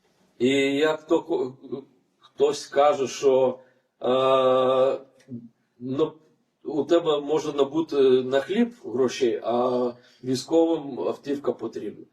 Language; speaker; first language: Ukrainian; non-native, fluent; Lithuanian